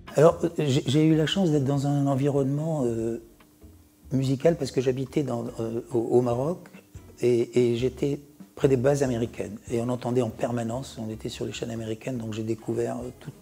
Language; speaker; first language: French; native; French